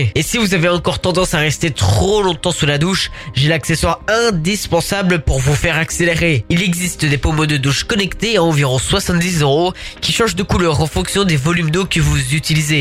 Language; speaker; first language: French; native; French